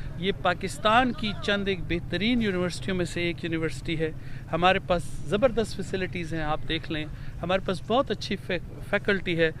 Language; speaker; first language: Urdu; non-native, local second language; Pashto